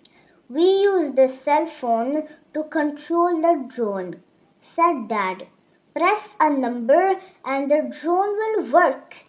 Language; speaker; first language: English; non-native, local second language; Urdu